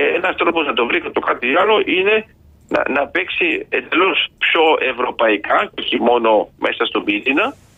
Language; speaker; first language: Greek; early bilingual, heritage; Greek